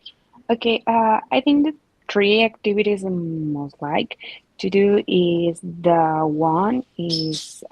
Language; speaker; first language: English; non-native, learner; Spanish